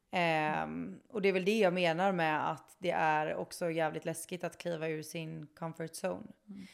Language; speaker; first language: Swedish; native; Swedish